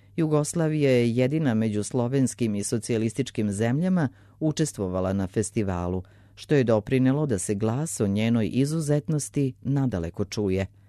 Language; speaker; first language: Serbian; native; Serbian